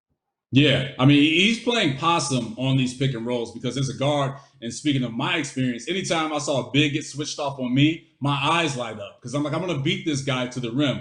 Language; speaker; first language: English; native; English